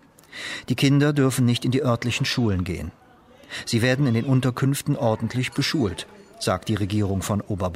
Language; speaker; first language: German; native; German